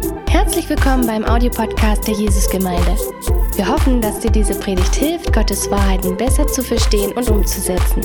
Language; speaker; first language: German; native; German